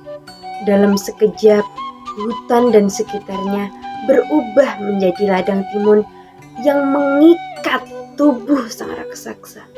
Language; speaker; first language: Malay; non-native, local second language; Javanese